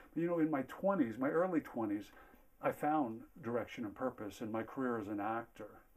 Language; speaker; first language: English; native; English